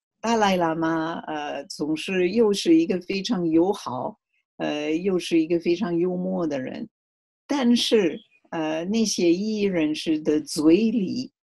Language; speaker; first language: Chinese; non-native, fluent; French